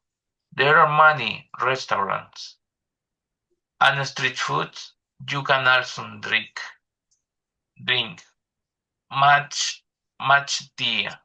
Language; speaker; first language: English; non-native, learner; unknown